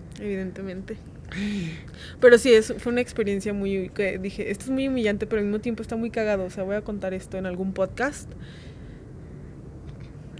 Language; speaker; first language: Spanish; native; Spanish